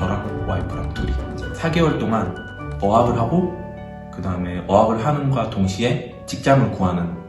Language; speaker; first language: Korean; native; Korean